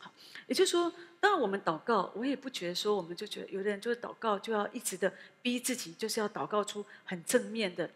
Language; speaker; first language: Chinese; native; Chinese